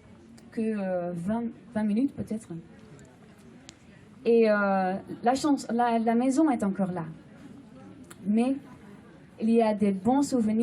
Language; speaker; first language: French; non-native, fluent; Dutch